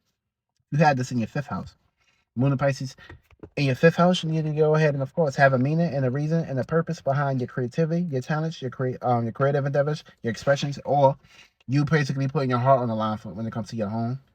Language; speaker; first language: English; native; English